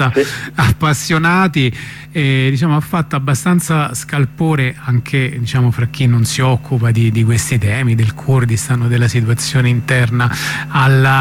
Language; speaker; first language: Italian; native; Italian